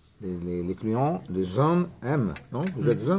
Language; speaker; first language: French; non-native, learner; Italian